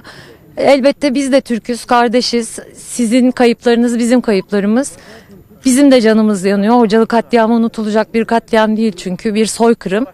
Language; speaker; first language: Turkish; native; Turkish